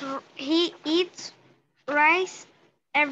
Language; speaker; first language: English; non-native, learner; Sinhala